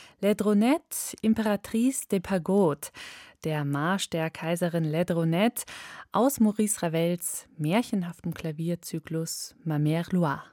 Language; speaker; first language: German; native; German